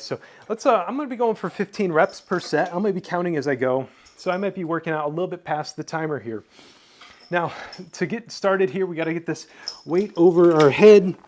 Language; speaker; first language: English; native; English